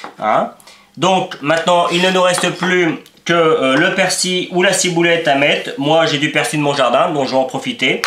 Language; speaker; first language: French; native; French